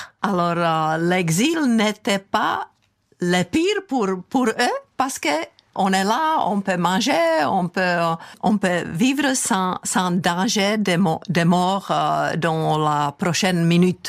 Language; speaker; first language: French; non-native, fluent; Czech